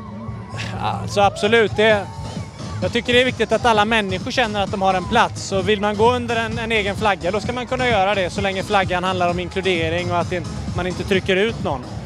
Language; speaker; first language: Swedish; native; Swedish